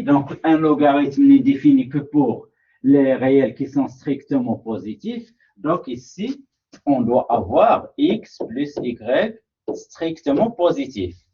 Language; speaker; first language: French; non-native, local second language; Arabic